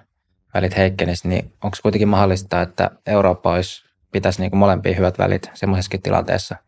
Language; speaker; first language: Finnish; native; Finnish